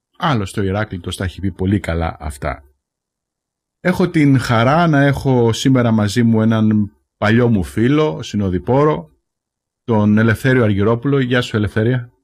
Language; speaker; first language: Greek; native; Greek